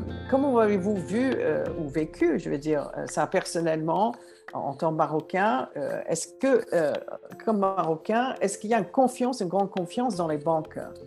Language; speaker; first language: French; native; French